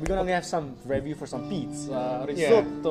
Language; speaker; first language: English; non-native, fluent; Vietnamese